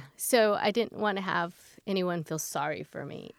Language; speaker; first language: English; native; English